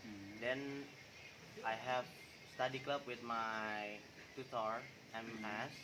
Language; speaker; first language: English; non-native, learner; Indonesian